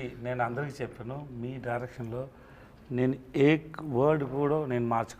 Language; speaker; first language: Telugu; non-native, learner; Tamil